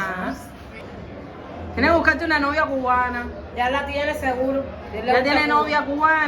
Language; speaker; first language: Spanish; native; Spanish